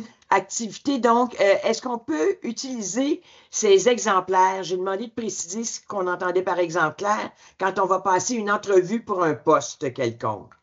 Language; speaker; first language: French; native; French